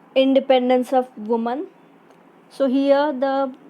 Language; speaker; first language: English; non-native, local second language; Marathi